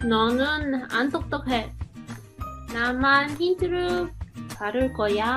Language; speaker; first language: Korean; non-native, learner; English